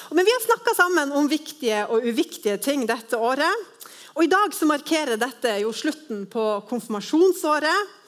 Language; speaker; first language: Norwegian; native; Norwegian